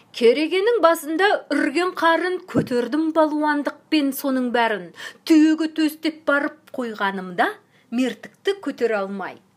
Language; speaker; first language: Kazakh; native; Kazakh